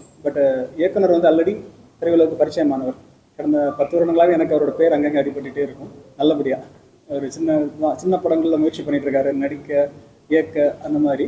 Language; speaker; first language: Tamil; native; Tamil